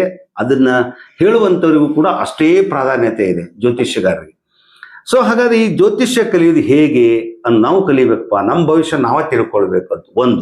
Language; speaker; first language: Kannada; native; Kannada